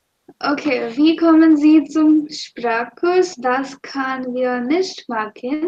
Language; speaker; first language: German; non-native, fluent; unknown